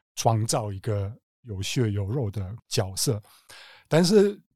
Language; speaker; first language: Chinese; non-native, fluent; German